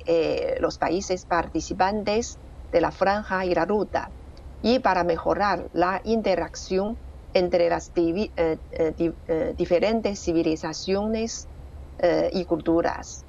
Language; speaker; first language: Spanish; non-native, fluent; Chinese